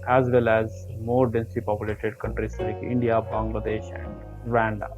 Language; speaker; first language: English; non-native, local second language; Kannada